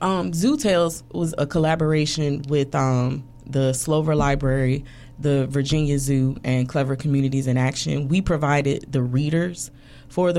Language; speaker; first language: English; native; English